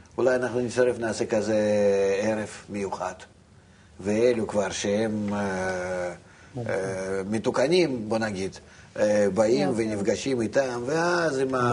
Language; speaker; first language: Hebrew; non-native, fluent; Russian